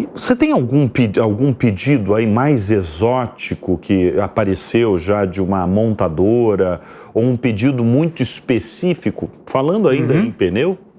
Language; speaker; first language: Portuguese; native; Portuguese